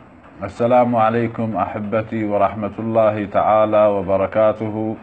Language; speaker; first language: Arabic; native; Arabic